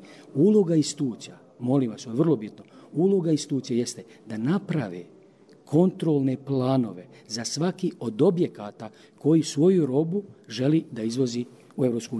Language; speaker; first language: Croatian; native; Croatian